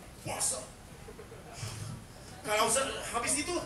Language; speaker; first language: Indonesian; non-native, fluent; English